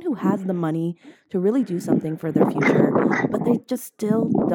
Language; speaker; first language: English; native; English